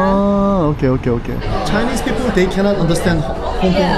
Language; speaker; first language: English; non-native, learner; Korean